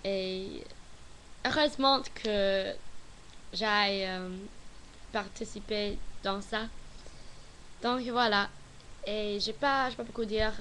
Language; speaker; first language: French; non-native, learner; English